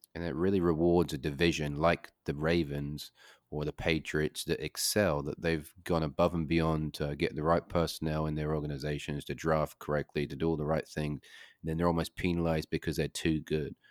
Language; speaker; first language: English; native; English